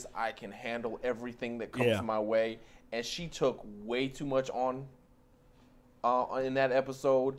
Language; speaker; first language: English; native; English